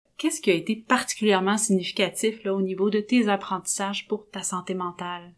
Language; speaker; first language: French; native; French